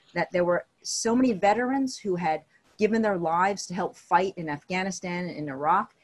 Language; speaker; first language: English; native; English